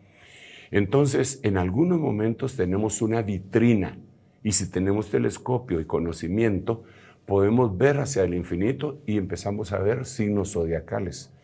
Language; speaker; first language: Spanish; native; Spanish